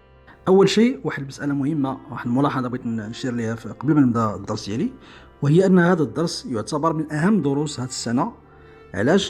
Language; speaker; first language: Arabic; native; Arabic